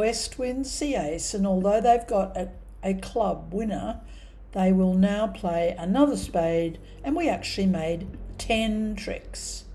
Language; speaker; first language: English; native; English